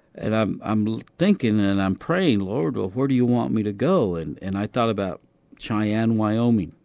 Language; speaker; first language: English; native; English